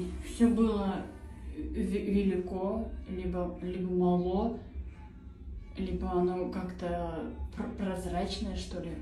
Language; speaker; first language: Russian; native; Russian